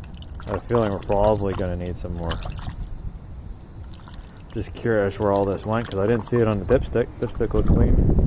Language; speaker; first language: English; native; English